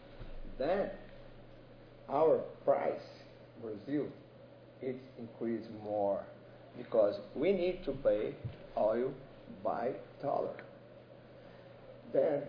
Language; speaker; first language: English; non-native, learner; Portuguese